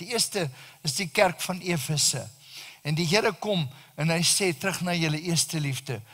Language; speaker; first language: Afrikaans; native; Afrikaans